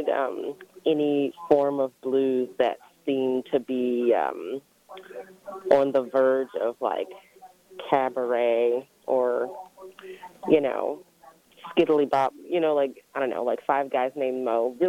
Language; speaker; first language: English; native; English